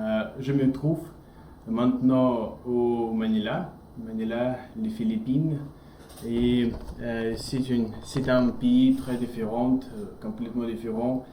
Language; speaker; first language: French; non-native, learner; English